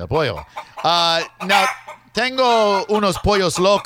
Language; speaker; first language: Spanish; non-native, learner; English